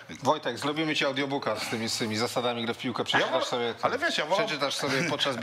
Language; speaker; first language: Polish; native; Polish